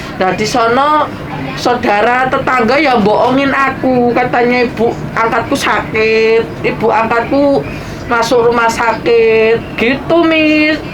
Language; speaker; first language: Indonesian; non-native, local second language; Javanese